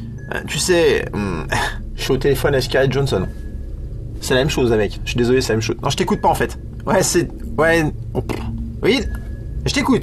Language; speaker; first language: French; native; French